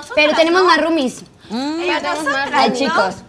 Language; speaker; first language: Spanish; native; Spanish